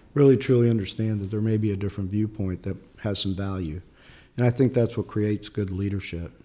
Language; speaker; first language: English; early bilingual, other home language; Italian